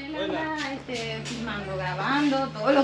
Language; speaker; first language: Spanish; native; Spanish